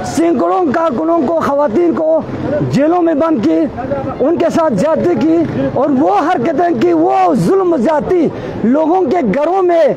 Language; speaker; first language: Urdu; non-native, local second language; Balti